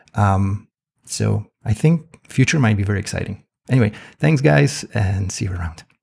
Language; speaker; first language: English; non-native, fluent; Polish